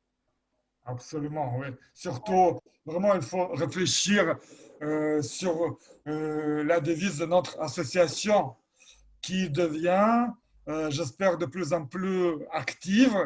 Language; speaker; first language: French; non-native, fluent; Lithuanian